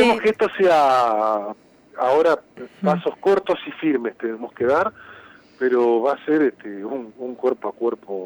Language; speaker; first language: Spanish; native; Spanish